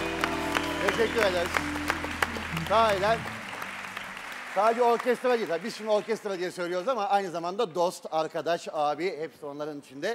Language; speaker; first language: Turkish; native; Turkish